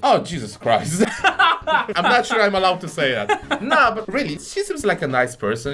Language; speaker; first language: English; non-native, fluent; Polish